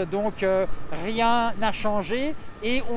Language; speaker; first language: French; native; French